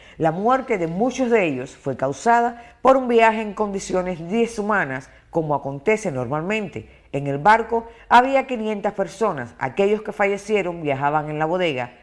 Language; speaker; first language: Spanish; non-native, fluent; Portuguese